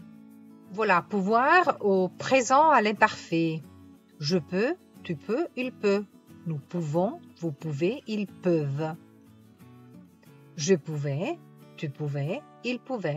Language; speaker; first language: French; non-native, fluent; Italian